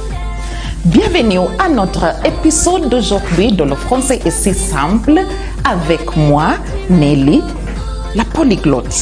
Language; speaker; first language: French; non-native, fluent; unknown